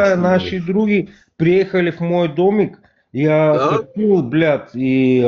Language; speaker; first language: Russian; non-native, learner; Bulgarian